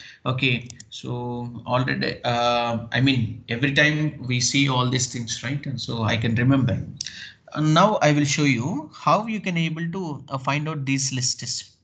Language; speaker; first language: English; non-native, local second language; Telugu